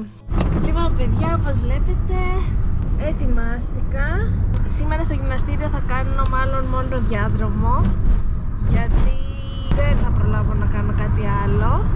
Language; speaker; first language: Greek; native; Greek